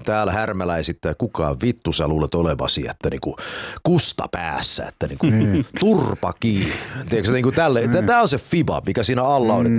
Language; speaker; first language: Finnish; early bilingual, heritage; Finnish